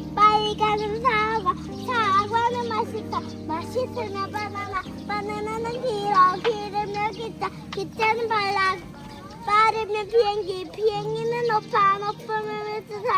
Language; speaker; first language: Korean; early bilingual, other home language; Mongolian